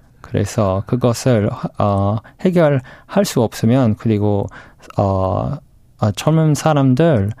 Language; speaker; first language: Korean; non-native, fluent; English